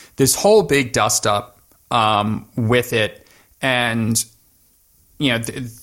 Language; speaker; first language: English; native; English